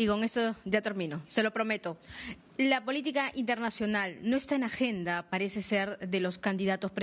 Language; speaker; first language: Spanish; native; Spanish